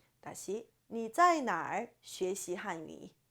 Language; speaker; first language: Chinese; non-native, fluent; Korean